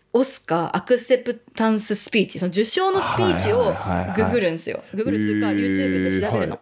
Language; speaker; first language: Japanese; native; Japanese